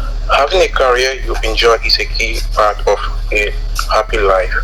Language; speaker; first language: English; non-native, learner; French